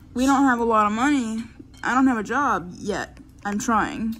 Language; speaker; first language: English; native; English